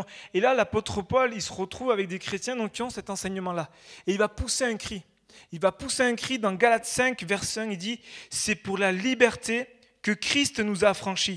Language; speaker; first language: French; native; French